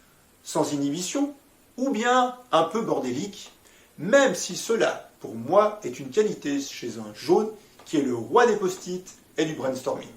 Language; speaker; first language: French; native; French